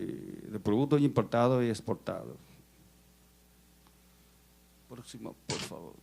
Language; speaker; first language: Spanish; non-native, fluent; Chinese